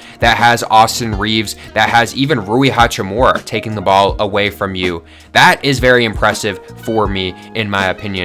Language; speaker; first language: English; native; English